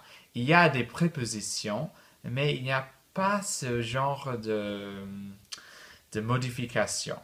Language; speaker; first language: French; non-native, fluent; English